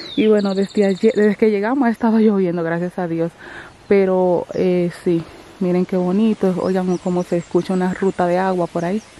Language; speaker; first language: Spanish; native; Spanish